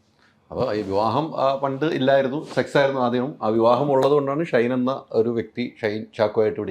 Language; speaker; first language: Malayalam; native; Malayalam